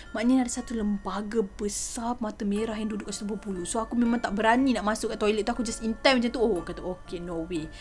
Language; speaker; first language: Malay; native; Malay